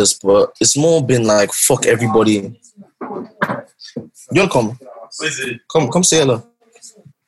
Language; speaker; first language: English; non-native, local second language; Yoruba